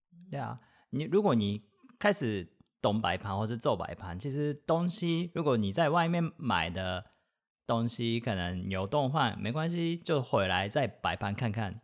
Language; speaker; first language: Chinese; non-native, fluent; Japanese